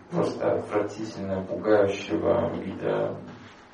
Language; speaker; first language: Russian; native; Russian